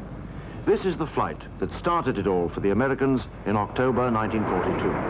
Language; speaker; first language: English; native; English